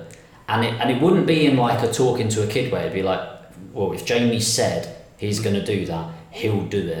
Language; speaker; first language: English; native; English